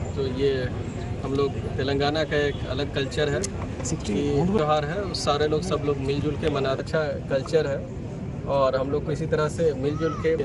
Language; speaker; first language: Hindi; non-native, local second language; Telugu